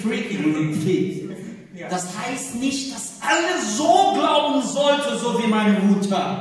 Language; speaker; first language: German; non-native, learner; Portuguese